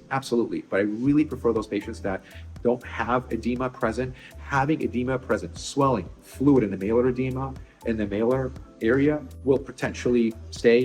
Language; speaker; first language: English; native; English